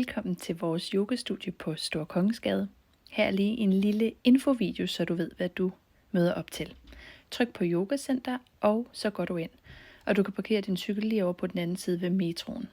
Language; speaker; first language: Danish; native; Danish